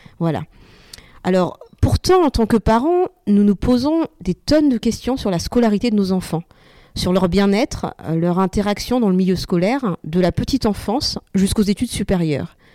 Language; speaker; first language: French; early bilingual, other home language; Malagasy